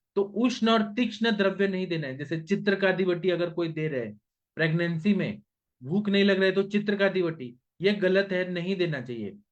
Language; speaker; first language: Hindi; non-native, local second language; Marathi